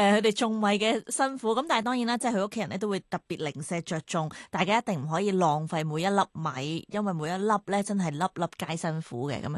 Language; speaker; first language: Cantonese; native; Cantonese